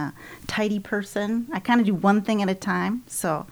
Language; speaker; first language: English; native; English